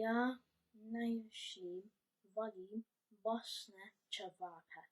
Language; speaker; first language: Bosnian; early bilingual, heritage; Bosnian